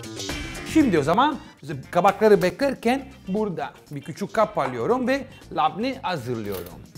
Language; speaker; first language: Turkish; non-native, fluent; Italian